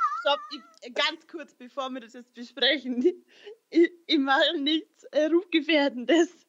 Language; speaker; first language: German; native; German